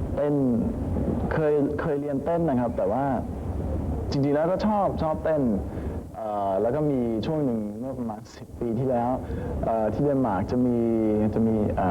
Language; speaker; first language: Thai; early bilingual, heritage; Danish